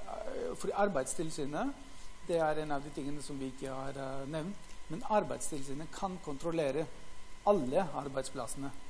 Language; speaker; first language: Norwegian; non-native, fluent; Greek